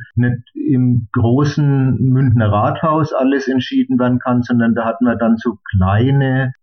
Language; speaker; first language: German; native; German